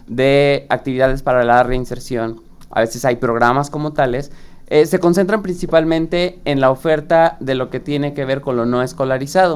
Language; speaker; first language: Spanish; native; Spanish